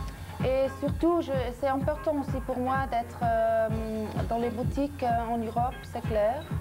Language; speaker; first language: French; non-native, local second language; German